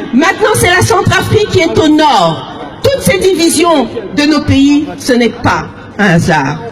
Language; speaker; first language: French; early bilingual, other home language; Lingala